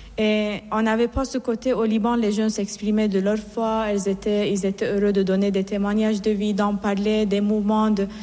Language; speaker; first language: French; non-native, fluent; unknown